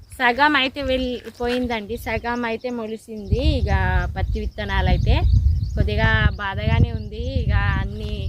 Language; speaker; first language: Telugu; non-native, local second language; Marathi